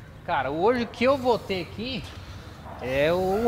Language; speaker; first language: Portuguese; native; Portuguese